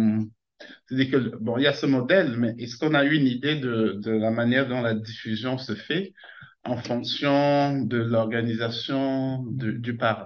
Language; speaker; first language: French; non-native, learner; Portuguese